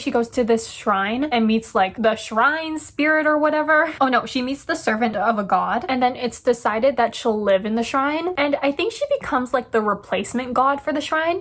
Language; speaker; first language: English; native; English